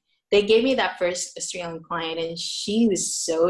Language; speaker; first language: English; non-native, local second language; Filipino